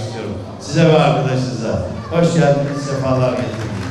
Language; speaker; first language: Turkish; native; Turkish